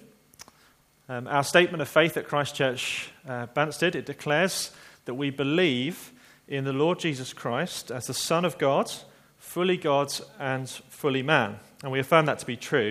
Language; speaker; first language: English; native; English